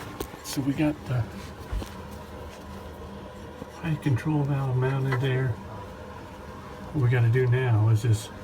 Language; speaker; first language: English; native; English